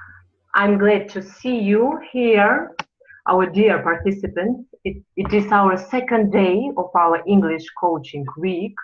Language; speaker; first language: English; non-native, fluent; Russian